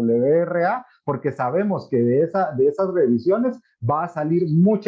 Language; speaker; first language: Spanish; native; Spanish